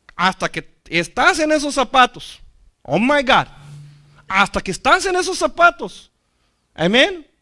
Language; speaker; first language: Spanish; non-native, fluent; English